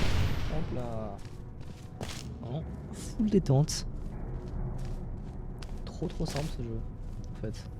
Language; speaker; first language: French; native; French